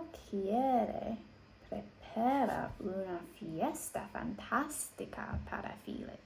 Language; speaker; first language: Spanish; non-native, learner; English